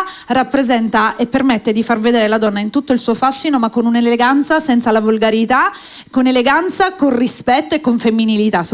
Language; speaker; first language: Italian; native; Italian